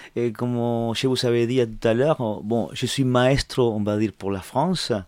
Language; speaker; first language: French; non-native, fluent; Spanish